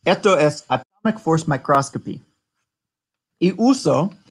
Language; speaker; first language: Spanish; non-native, learner; English